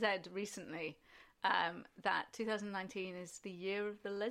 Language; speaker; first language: English; native; English